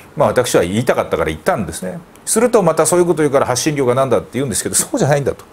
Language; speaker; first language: Japanese; native; Japanese